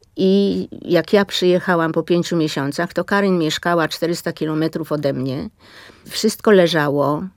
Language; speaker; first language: Polish; native; Polish